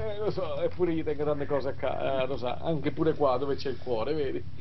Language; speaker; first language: Italian; native; Italian